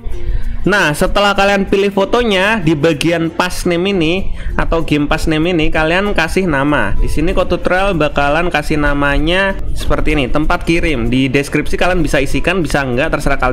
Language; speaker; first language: Indonesian; native; Indonesian